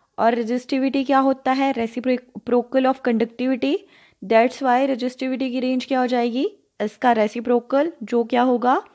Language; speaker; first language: Hindi; native; Hindi